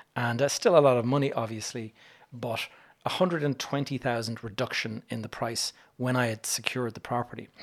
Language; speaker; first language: English; native; English